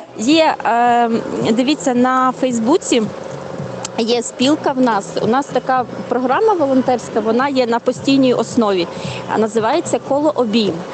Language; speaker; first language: Ukrainian; native; Ukrainian